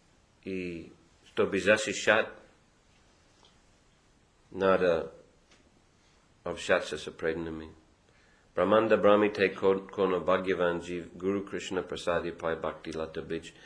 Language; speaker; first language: Russian; non-native, fluent; English